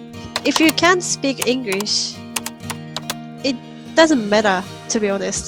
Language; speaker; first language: English; non-native, fluent; Japanese